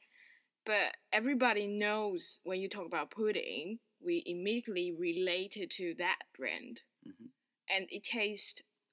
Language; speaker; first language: English; non-native, fluent; Chinese